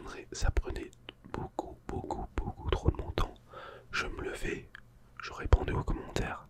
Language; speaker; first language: French; non-native, fluent; English